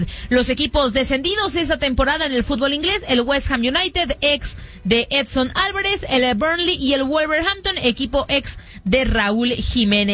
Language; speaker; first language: Spanish; native; Spanish